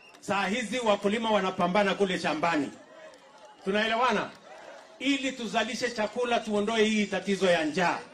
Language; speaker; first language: Swahili; non-native, local second language; Kalenjin